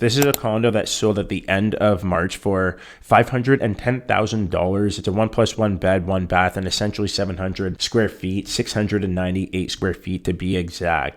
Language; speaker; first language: English; native; English